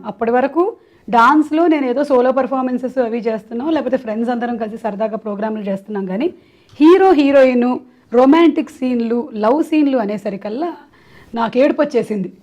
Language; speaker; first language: Telugu; non-native, local second language; Malayalam